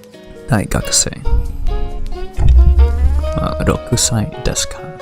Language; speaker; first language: Japanese; non-native, learner; English